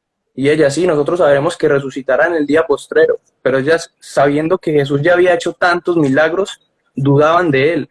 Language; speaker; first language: Spanish; native; Spanish